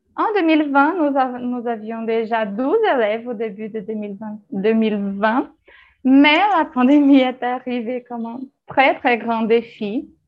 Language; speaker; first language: French; non-native, fluent; Portuguese